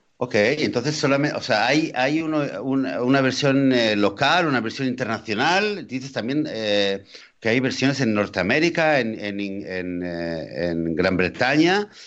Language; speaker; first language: Spanish; native; Spanish